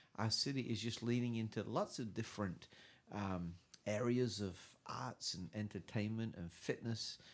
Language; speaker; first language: English; native; English